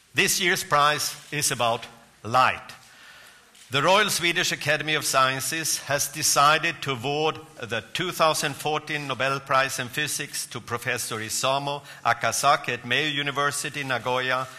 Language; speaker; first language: English; non-native, fluent; Swedish